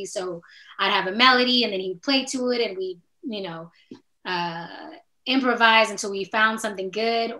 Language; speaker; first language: English; native; English